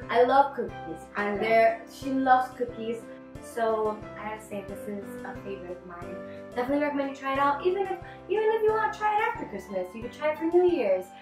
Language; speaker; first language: English; native; English